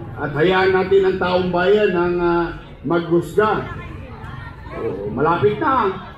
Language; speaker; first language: Filipino; native; Filipino